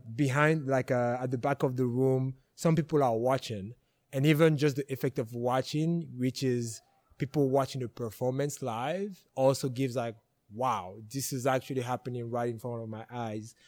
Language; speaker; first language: English; non-native, local second language; French